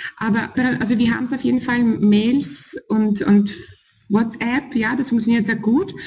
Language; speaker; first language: German; non-native, fluent; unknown